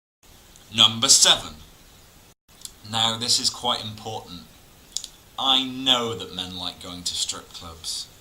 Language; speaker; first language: English; native; English